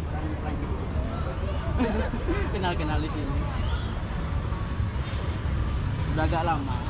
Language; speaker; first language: Indonesian; non-native, local second language; Javanese